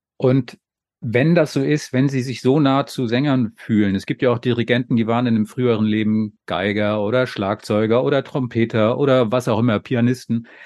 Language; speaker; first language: German; native; German